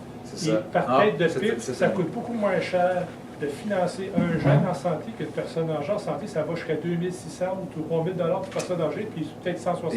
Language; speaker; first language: French; native; French